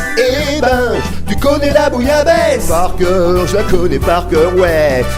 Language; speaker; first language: French; native; French